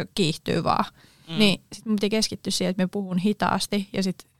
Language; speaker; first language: Finnish; native; Finnish